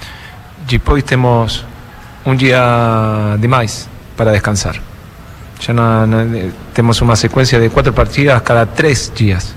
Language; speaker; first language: Portuguese; non-native, fluent; Spanish